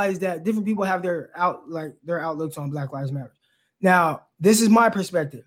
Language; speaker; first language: English; native; English